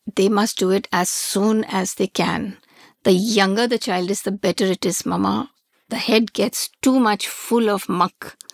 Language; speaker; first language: English; non-native, local second language; Hindi